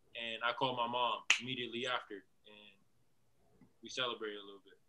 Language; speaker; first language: English; native; English